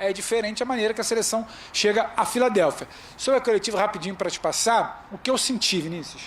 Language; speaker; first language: Portuguese; native; Portuguese